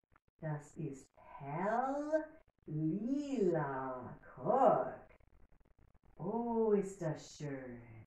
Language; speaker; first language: German; non-native, learner; English